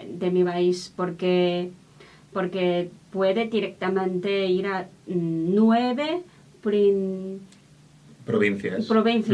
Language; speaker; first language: Spanish; non-native, learner; Chinese